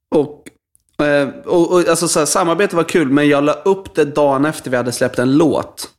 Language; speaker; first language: Swedish; native; Swedish